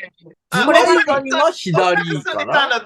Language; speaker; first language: Japanese; native; Japanese